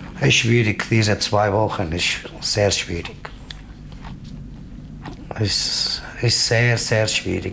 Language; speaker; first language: German; non-native, learner; Portuguese